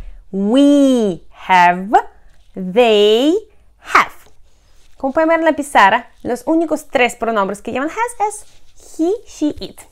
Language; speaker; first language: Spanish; non-native, fluent; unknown